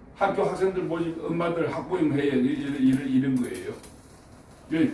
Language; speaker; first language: Korean; native; Korean